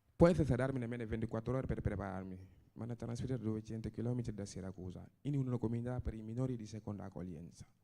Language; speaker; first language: Italian; non-native, fluent; Wolof